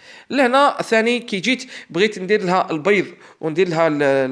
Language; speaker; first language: Arabic; native; Arabic